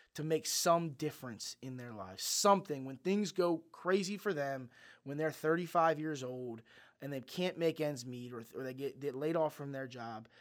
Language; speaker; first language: English; native; English